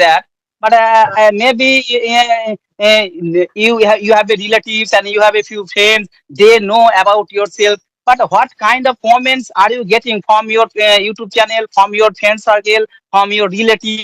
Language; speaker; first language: English; non-native, learner; Bangla